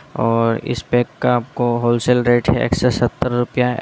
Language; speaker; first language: Hindi; non-native, local second language; Assamese